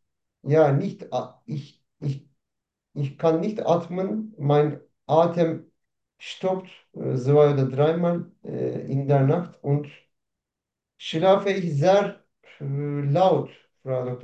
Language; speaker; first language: German; non-native, learner; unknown